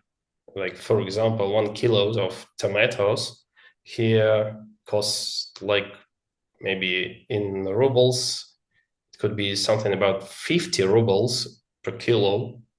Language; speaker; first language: English; non-native, learner; Russian